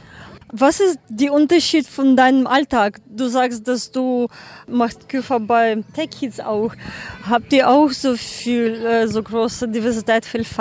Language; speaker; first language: German; non-native, learner; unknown